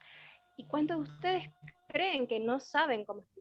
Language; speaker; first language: Spanish; native; Spanish